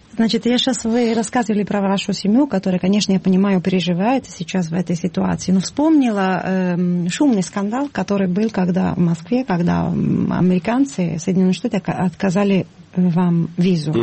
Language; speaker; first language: Russian; non-native, fluent; Italian